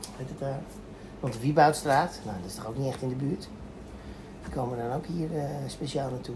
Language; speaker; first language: Dutch; native; Dutch